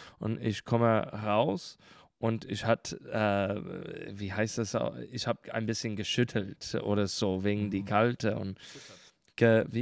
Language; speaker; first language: German; non-native, learner; English